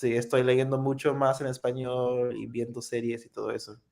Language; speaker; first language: Spanish; non-native, fluent; English